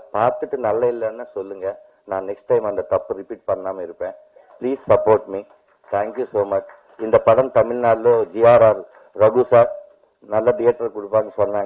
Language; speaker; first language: Tamil; non-native, learner; Telugu